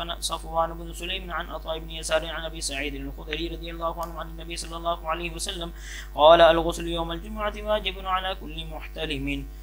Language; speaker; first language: Arabic; non-native, fluent; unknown